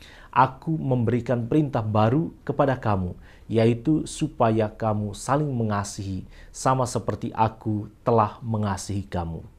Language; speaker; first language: Indonesian; native; Indonesian